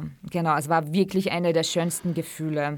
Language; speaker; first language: German; early bilingual, other home language; Central Kurdish